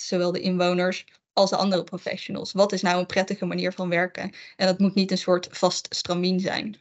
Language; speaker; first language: Dutch; native; Dutch